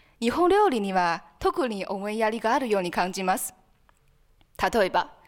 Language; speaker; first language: Japanese; non-native, fluent; Chinese